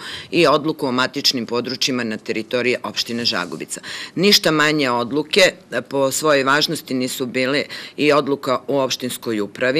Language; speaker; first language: Serbian; native; Serbian